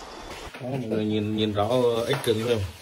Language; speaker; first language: Vietnamese; non-native, local second language; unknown